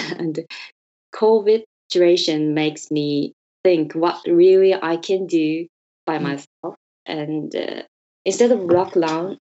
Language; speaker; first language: English; non-native, learner; Japanese